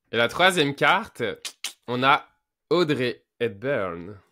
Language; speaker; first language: French; native; French